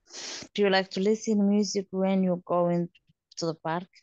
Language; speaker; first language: English; non-native, learner; Somali